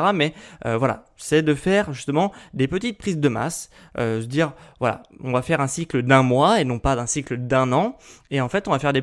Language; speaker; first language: French; native; French